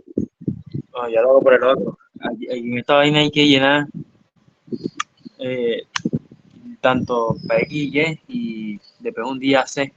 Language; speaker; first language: Spanish; native; Spanish